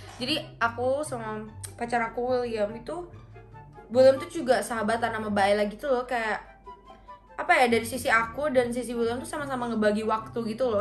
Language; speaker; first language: Indonesian; early bilingual, heritage; Indonesian